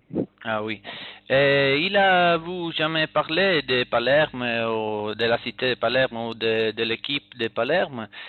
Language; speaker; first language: French; non-native, learner; Italian